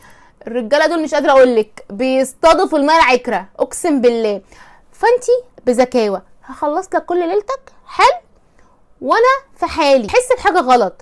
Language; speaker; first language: Arabic; native; Arabic